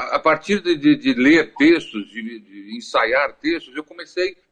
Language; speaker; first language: Portuguese; native; Portuguese